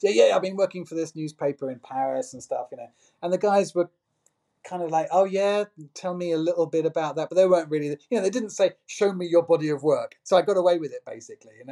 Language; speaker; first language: English; native; English